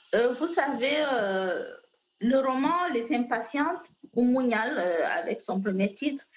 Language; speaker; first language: French; non-native, local second language; Fula